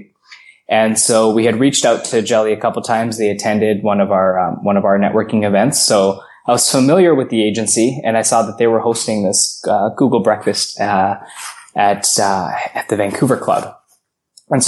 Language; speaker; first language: English; native; English